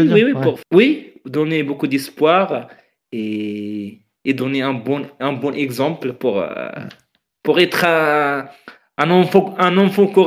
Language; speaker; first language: French; non-native, learner; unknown